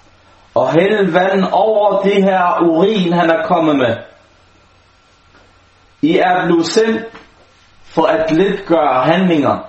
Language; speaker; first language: Danish; non-native, local second language; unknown